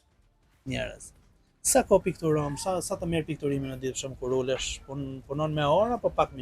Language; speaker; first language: Albanian; native; Albanian